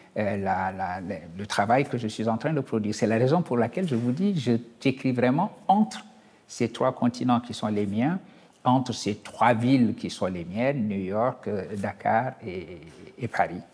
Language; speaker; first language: French; non-native, local second language; Wolof